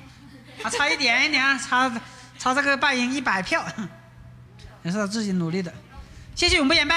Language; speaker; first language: Chinese; native; Chinese